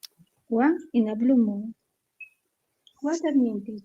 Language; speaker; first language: English; non-native, learner; Spanish